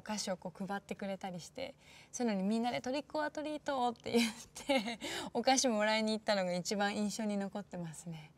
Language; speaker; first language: Japanese; native; Japanese